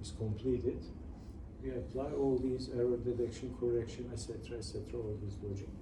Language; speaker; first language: English; non-native, fluent; Turkish